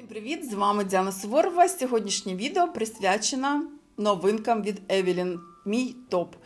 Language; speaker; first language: Ukrainian; non-native, local second language; Russian